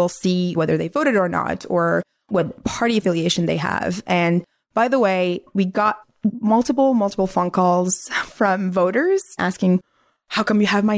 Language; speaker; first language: English; non-native, fluent; Arabic